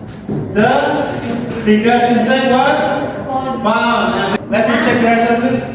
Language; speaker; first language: English; non-native, fluent; Indonesian